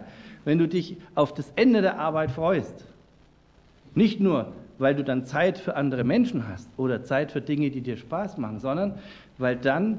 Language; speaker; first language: German; native; German